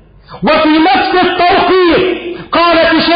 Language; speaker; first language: Arabic; native; Arabic